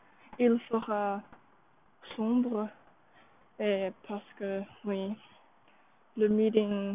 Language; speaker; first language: French; non-native, learner; English